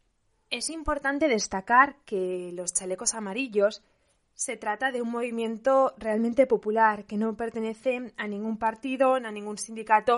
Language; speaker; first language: Spanish; native; Spanish